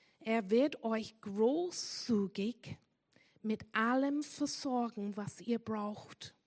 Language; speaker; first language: German; non-native, fluent; English